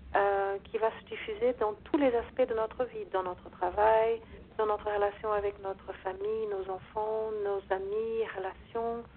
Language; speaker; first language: French; non-native, fluent; Portuguese